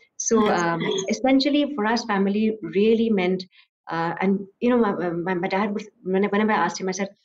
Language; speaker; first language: English; non-native, local second language; Assamese